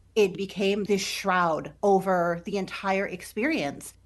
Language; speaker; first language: English; native; English